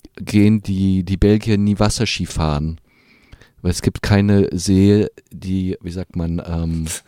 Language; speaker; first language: German; non-native, fluent; French